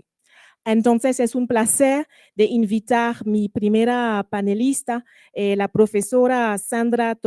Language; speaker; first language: Spanish; non-native, learner; French